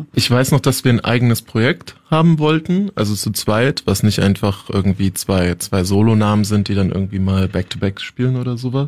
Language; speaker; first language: German; native; German